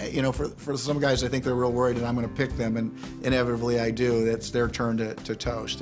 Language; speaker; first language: English; native; English